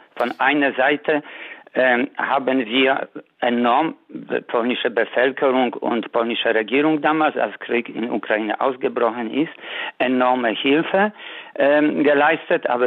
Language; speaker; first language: German; non-native, fluent; Polish